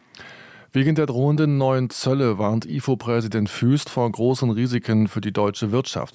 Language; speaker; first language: German; native; German